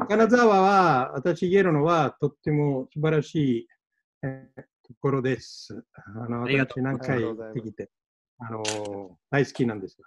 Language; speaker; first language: Japanese; non-native, fluent; Italian